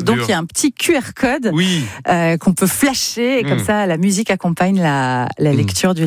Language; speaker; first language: French; native; French